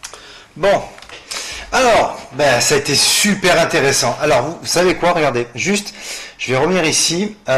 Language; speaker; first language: French; native; French